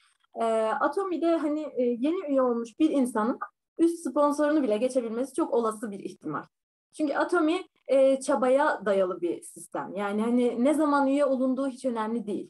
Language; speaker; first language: Turkish; native; Turkish